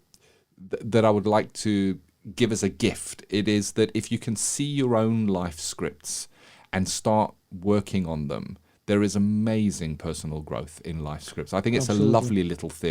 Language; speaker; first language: English; native; English